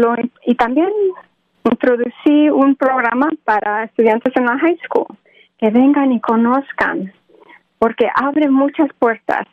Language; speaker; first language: Spanish; early bilingual, other home language; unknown